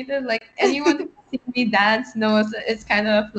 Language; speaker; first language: English; non-native, local second language; Filipino